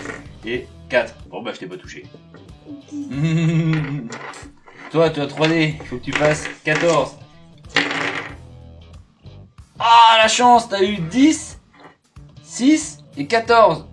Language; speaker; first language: French; native; French